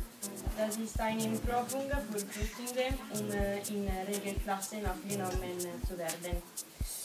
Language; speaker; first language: German; non-native, learner; Italian